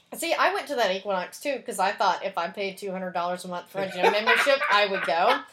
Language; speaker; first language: English; native; English